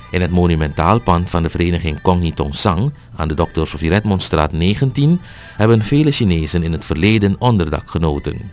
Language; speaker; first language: Dutch; native; Dutch